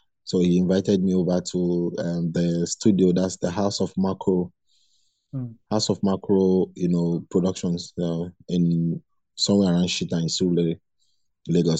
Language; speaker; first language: English; non-native, local second language; Igbo